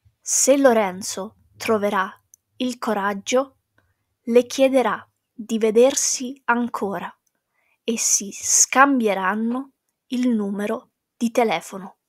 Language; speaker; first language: Italian; non-native, fluent; English